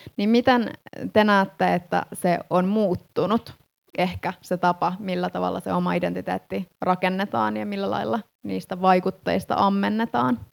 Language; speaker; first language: Finnish; native; Finnish